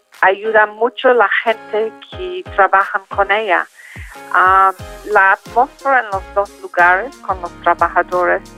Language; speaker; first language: Spanish; non-native, learner; English